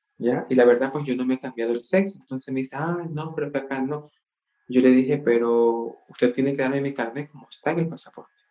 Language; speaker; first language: Spanish; native; Spanish